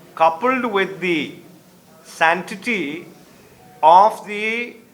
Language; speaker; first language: English; non-native, local second language; Hindi